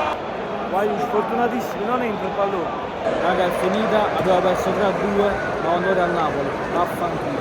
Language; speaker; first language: Italian; native; Italian